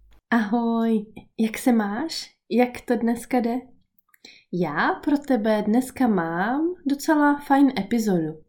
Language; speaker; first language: Czech; native; Czech